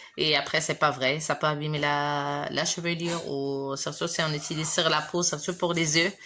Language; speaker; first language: French; non-native, local second language; Arabic